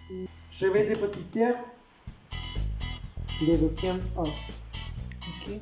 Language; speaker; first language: French; non-native, learner; Spanish